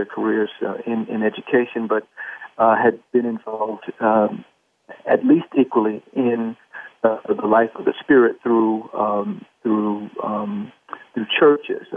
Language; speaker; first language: English; native; English